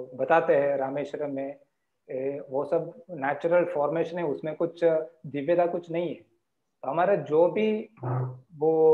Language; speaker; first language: Hindi; non-native, local second language; Marathi